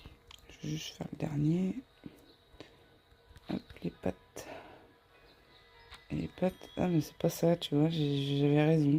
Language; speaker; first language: French; native; French